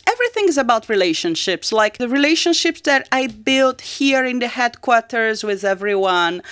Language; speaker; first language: English; non-native, fluent; Portuguese